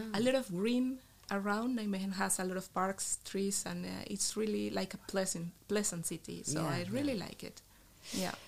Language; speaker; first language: English; non-native, fluent; Spanish